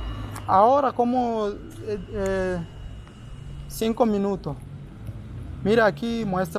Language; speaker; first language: Spanish; non-native, learner; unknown